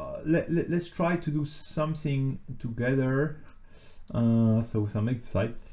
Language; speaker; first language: English; non-native, fluent; French